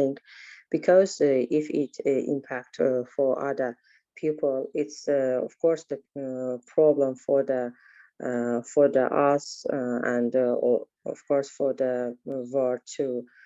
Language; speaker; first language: English; non-native, learner; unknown